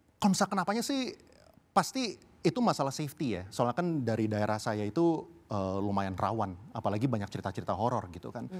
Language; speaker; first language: Indonesian; early bilingual, heritage; Indonesian